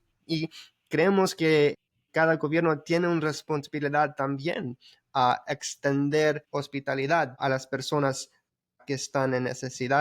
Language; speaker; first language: Spanish; early bilingual, heritage; Spanish